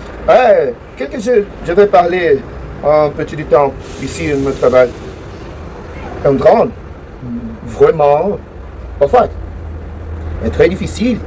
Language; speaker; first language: French; non-native, learner; Portuguese